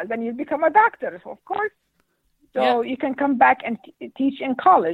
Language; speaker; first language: English; non-native, fluent; Arabic